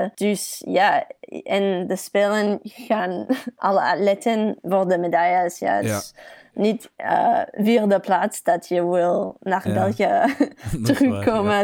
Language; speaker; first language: Dutch; early bilingual, heritage; English